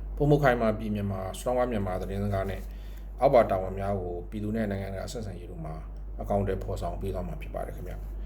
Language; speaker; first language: Burmese; non-native, local second language; Hakha Chin